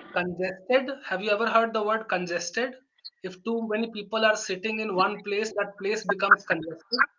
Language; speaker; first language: English; non-native, local second language; Hindi